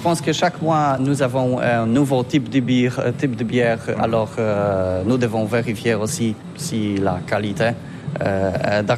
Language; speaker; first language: French; non-native, learner; Polish